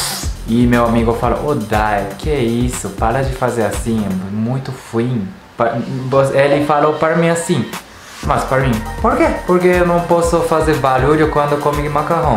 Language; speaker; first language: Portuguese; non-native, learner; Japanese